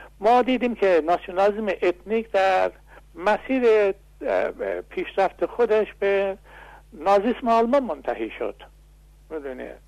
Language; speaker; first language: Persian; non-native, local second language; Azerbaijani